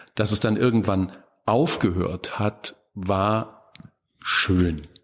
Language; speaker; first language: German; native; German